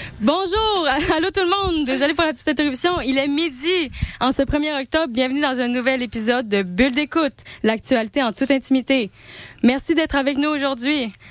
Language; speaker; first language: French; native; French